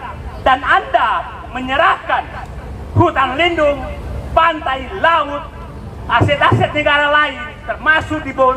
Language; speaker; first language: Indonesian; native; Indonesian